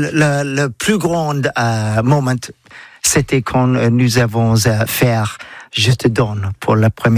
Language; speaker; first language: French; non-native, learner; English